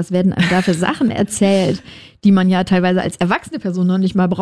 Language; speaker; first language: German; native; German